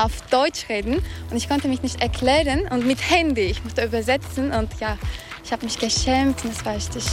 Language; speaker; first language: German; non-native, fluent; Turkish